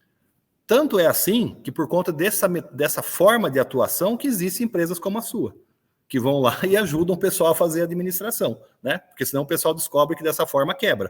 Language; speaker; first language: Portuguese; native; Portuguese